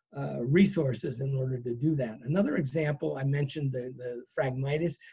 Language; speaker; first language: English; native; English